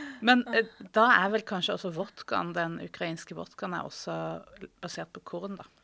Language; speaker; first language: Norwegian; native; Norwegian